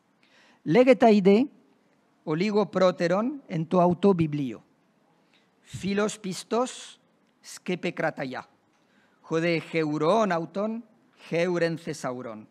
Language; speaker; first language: Greek; non-native, fluent; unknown